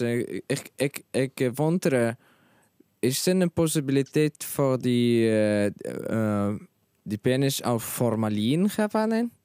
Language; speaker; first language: Dutch; non-native, learner; Norwegian